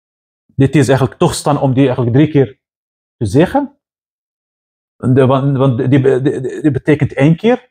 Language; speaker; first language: Dutch; non-native, fluent; Arabic